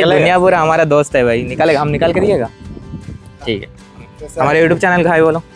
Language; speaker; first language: Hindi; non-native, local second language; Telugu